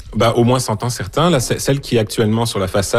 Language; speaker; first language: French; native; French